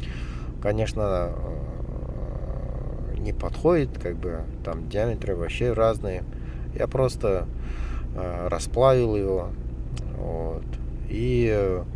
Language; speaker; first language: Russian; non-native, local second language; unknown